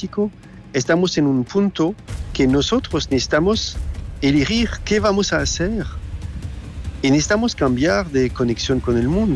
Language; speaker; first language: Spanish; non-native, fluent; French